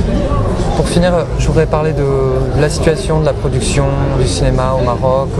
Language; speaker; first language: French; native; French